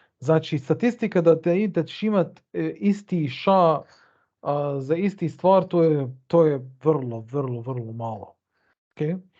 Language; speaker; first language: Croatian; early bilingual, heritage; Bosnian